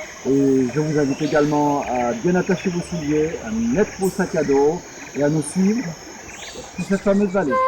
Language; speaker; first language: French; native; French